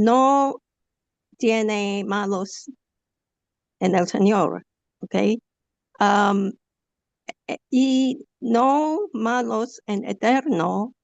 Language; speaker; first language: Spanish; non-native, learner; English